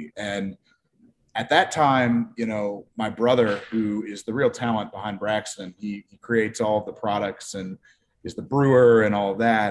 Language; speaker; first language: English; native; English